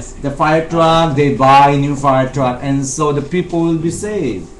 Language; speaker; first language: English; non-native, fluent; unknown